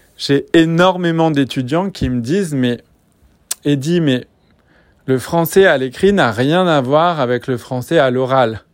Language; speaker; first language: French; native; French